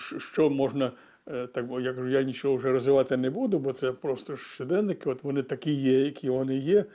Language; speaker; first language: Ukrainian; native; Ukrainian